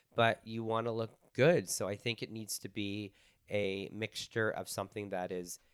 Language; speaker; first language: English; native; English